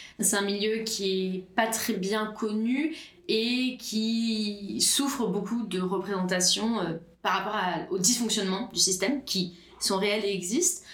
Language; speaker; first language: French; native; French